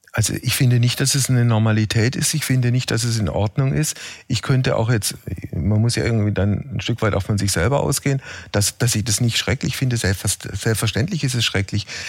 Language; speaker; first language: German; native; German